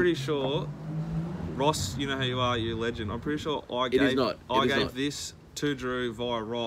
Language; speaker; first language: English; native; English